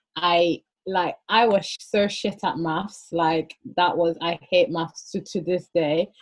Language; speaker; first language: English; early bilingual, other home language; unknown